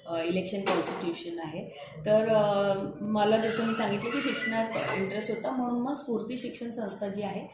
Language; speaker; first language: Marathi; non-native, local second language; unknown